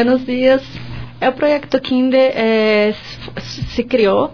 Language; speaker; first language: Spanish; non-native, learner; Portuguese